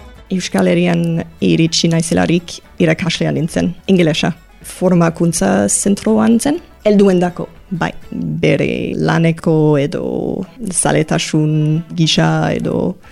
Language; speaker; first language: Basque; non-native, learner; English